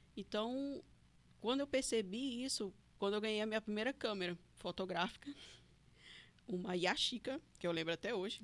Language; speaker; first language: Portuguese; native; Portuguese